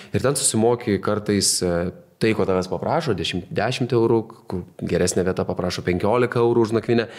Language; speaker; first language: Lithuanian; native; Lithuanian